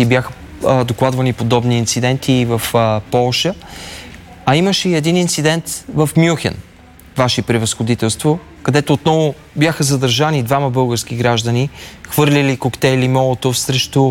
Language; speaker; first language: Bulgarian; native; Bulgarian